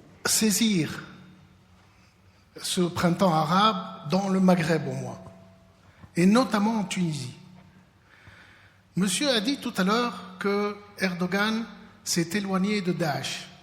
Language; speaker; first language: French; non-native, local second language; Arabic